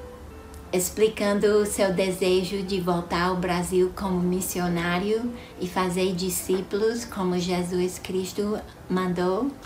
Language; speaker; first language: Portuguese; non-native, fluent; English